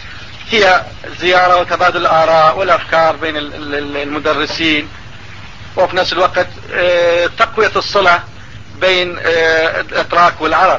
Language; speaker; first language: Arabic; non-native, fluent; Turkish